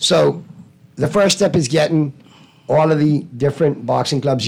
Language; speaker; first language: English; native; English